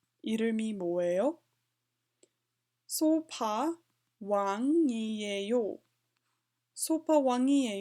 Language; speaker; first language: Korean; non-native, learner; English